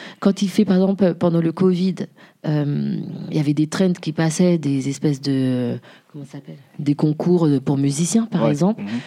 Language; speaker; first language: French; early bilingual, other home language; Haitian Creole